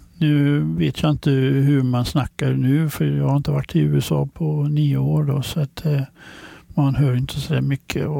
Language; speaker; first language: Swedish; non-native, fluent; English